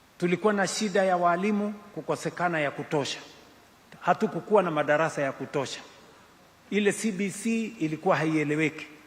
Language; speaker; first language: Swahili; non-native, local second language; Kalenjin